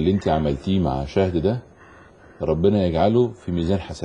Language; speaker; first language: Arabic; native; Arabic